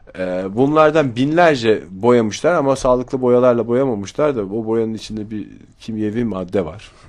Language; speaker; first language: Turkish; native; Turkish